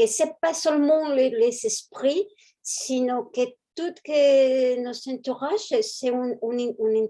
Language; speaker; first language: French; non-native, fluent; Spanish